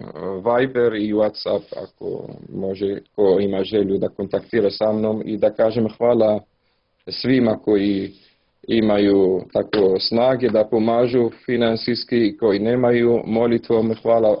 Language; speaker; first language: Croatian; non-native, learner; Arabic